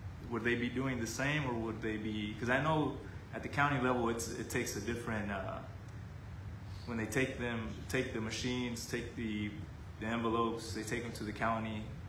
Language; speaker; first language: English; native; English